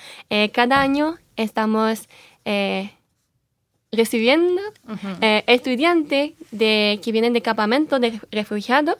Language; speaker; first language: Spanish; non-native, fluent; French